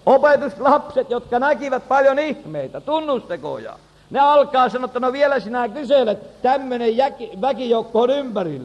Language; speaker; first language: Finnish; native; Finnish